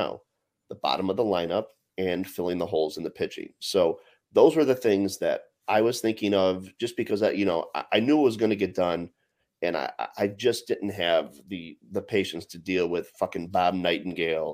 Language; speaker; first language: English; native; English